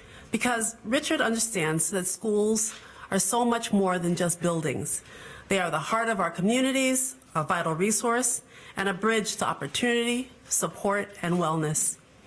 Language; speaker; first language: English; native; English